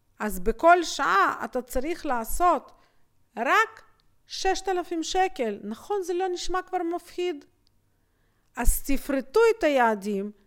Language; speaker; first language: Hebrew; native; Hebrew